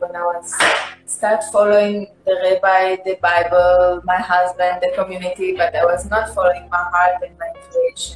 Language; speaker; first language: English; non-native, learner; Hebrew